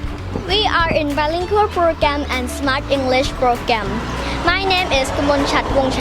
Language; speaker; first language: English; non-native, learner; Thai